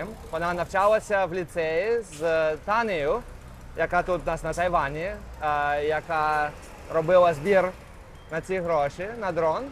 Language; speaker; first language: Ukrainian; non-native, local second language; Russian